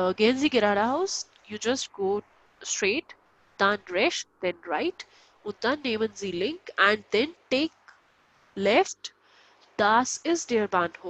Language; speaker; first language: German; non-native, local second language; Hindi